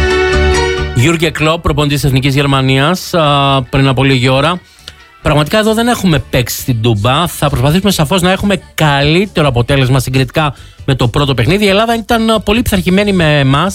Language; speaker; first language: Greek; native; Greek